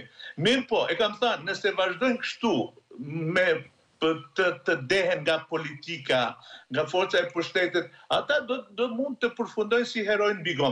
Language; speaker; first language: Albanian; native; Albanian